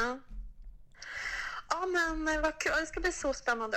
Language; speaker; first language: Swedish; native; Swedish